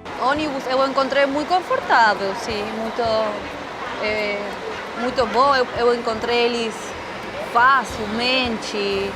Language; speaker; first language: Portuguese; non-native, fluent; Spanish